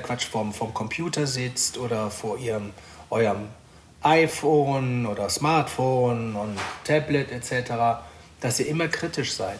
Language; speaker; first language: German; native; German